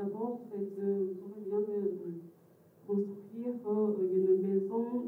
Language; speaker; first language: French; non-native, fluent; Japanese